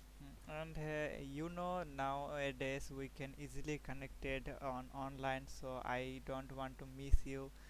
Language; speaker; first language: English; non-native, learner; Bangla